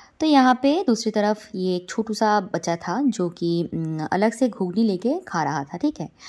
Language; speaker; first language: Hindi; non-native, local second language; Bangla